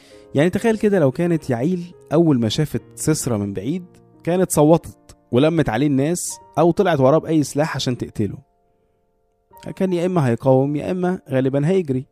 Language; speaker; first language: Arabic; native; Arabic